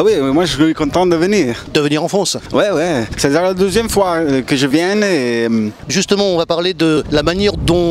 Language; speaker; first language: French; non-native, learner; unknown